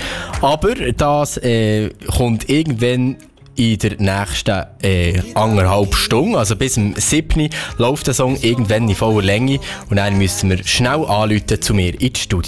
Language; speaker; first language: German; native; German